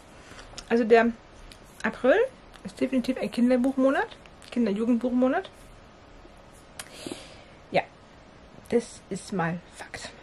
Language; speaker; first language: German; native; German